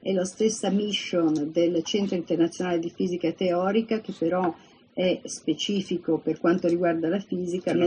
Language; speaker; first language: Italian; native; Italian